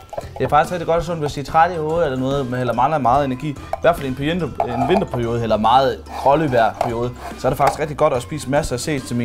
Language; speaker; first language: Danish; native; Danish